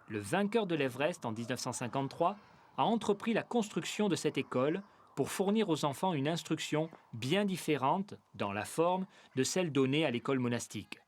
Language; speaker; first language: French; native; French